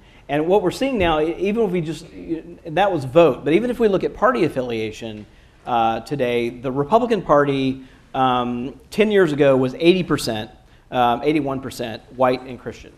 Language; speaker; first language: English; native; English